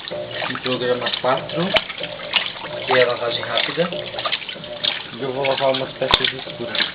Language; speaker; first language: Portuguese; native; Portuguese